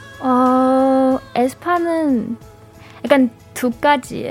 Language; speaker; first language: Korean; non-native, learner; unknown